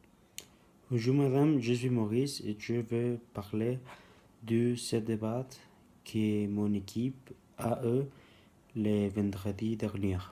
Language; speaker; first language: French; non-native, learner; Spanish